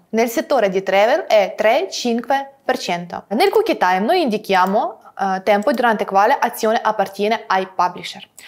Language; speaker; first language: Italian; non-native, fluent; Russian